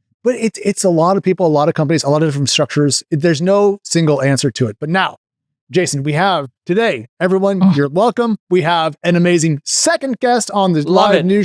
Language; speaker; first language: English; native; English